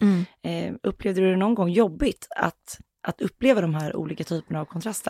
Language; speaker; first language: Swedish; native; Swedish